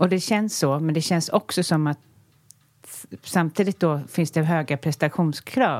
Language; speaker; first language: Swedish; native; Swedish